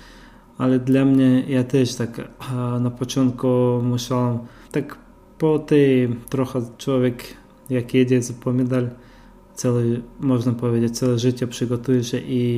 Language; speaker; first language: Polish; non-native, fluent; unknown